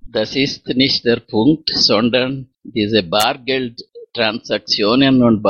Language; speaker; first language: German; non-native, fluent; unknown